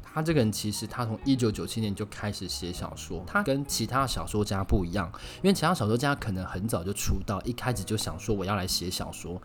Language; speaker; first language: Chinese; native; Chinese